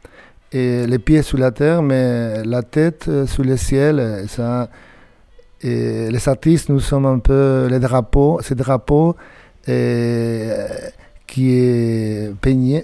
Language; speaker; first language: French; non-native, fluent; Spanish